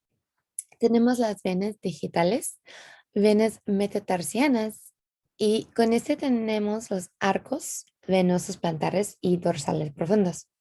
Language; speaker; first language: Spanish; non-native, fluent; English